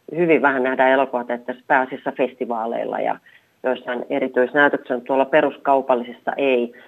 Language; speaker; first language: Finnish; native; Finnish